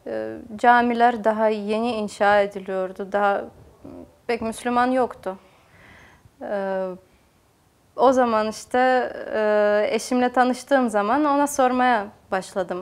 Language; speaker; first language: Turkish; non-native, fluent; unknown